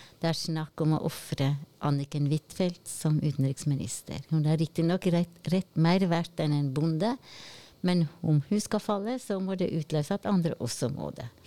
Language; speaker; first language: Norwegian; native; Norwegian